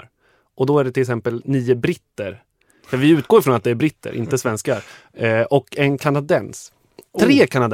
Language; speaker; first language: Swedish; native; Swedish